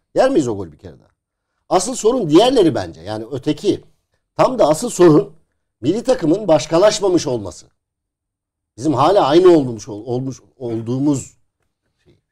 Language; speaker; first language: Turkish; native; Turkish